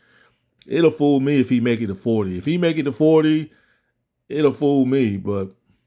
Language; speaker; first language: English; native; English